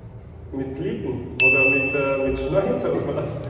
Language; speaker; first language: German; non-native, fluent; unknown